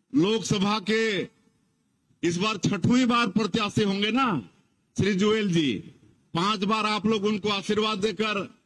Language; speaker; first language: Hindi; native; Hindi